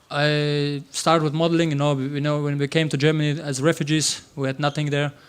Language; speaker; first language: English; non-native, fluent; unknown